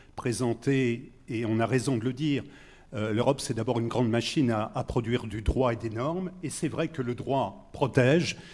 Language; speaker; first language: French; native; French